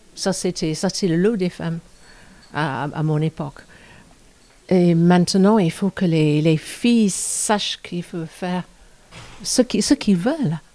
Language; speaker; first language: French; non-native, fluent; English